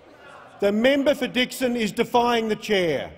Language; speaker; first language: English; native; English